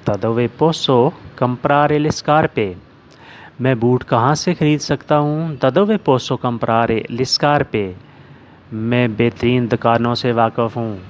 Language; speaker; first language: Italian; non-native, learner; Urdu